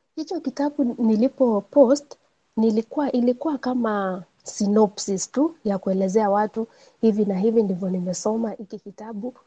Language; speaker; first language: Swahili; non-native, local second language; Gusii